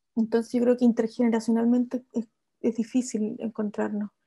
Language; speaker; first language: Spanish; native; Spanish